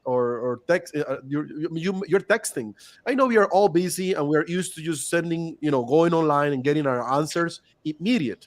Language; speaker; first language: English; non-native, fluent; Spanish